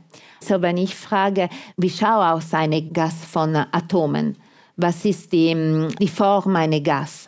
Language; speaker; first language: German; non-native, fluent; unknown